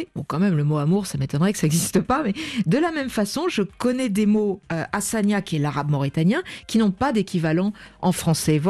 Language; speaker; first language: French; native; French